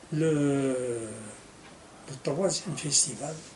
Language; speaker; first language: French; non-native, local second language; Arabic